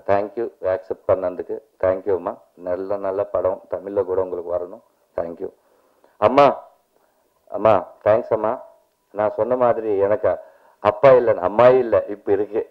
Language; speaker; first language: Tamil; non-native, learner; Telugu